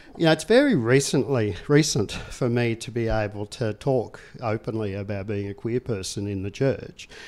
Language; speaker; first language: English; native; English